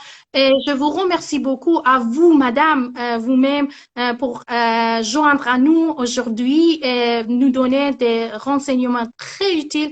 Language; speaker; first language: French; non-native, learner; Persian